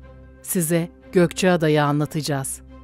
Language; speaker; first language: Turkish; native; Turkish